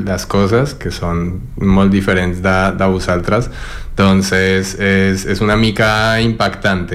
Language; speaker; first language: Catalan; non-native, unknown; Spanish